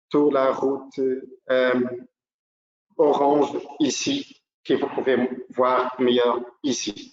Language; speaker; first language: French; non-native, learner; Portuguese